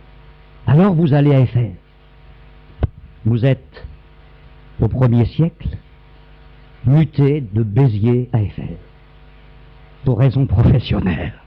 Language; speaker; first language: French; native; French